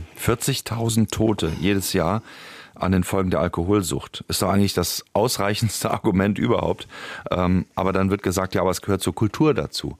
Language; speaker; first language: German; native; German